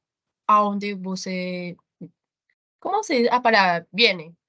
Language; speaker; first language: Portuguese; non-native, learner; Spanish